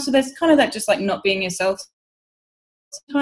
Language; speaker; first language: English; native; English